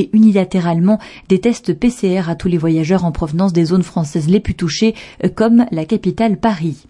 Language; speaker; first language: French; native; French